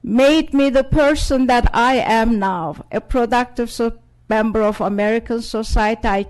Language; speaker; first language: English; non-native, fluent; Turkish